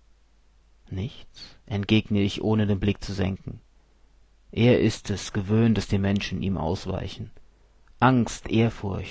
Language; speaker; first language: German; native; German